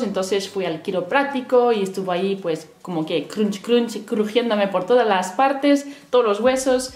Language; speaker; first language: Spanish; native; Spanish